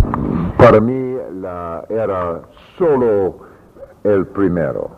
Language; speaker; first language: Spanish; non-native, learner; English